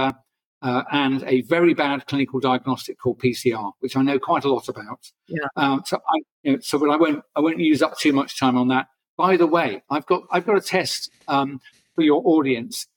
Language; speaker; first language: English; native; English